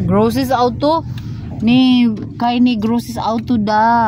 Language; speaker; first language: German; non-native, learner; Filipino